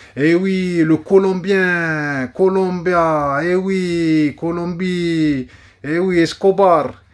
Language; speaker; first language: French; native; French